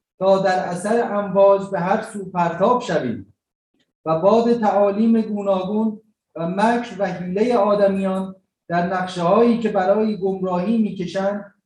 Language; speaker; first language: Persian; native; Persian